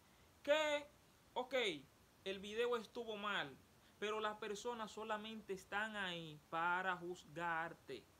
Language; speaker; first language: Spanish; native; Spanish